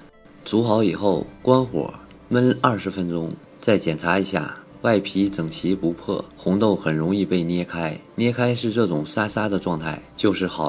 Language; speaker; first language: Chinese; native; Chinese